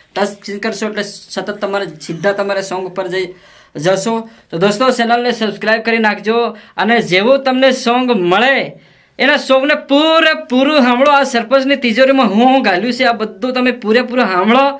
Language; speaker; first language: Gujarati; non-native, local second language; Bhili